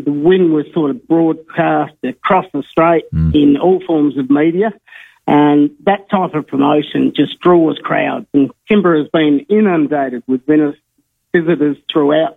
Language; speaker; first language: English; native; English